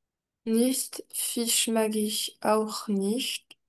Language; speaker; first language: German; non-native, learner; French